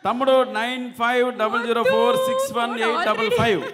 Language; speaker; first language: Telugu; native; Telugu